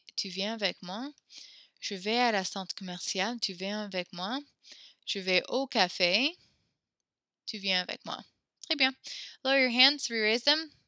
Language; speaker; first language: French; non-native, fluent; English